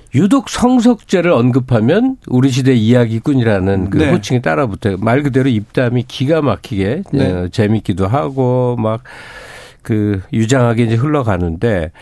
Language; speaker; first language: Korean; native; Korean